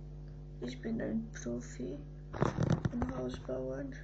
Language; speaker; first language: German; early bilingual, other home language; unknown